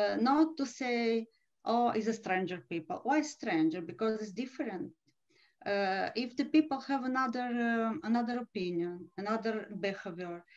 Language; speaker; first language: English; non-native, learner; Romanian